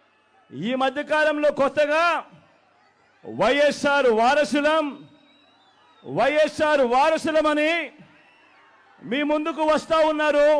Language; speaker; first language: Telugu; native; Telugu